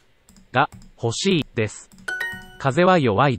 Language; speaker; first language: Japanese; non-native, learner; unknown